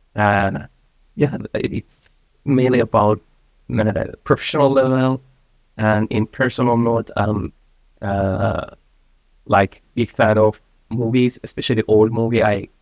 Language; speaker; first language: English; non-native, fluent; Persian